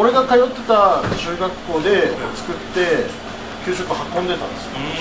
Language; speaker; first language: Japanese; native; Japanese